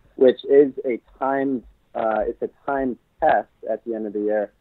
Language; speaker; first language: English; native; English